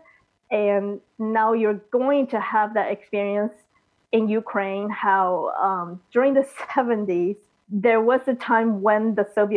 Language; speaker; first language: English; early bilingual, other home language; Chinese